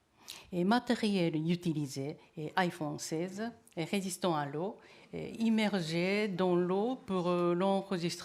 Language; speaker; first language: French; non-native, learner; Japanese